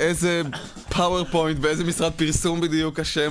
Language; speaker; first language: Hebrew; native; Hebrew